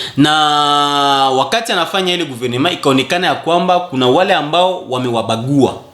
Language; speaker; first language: Swahili; native; Swahili